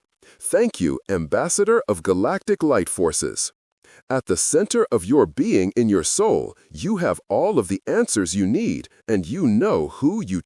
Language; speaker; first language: English; non-native, fluent; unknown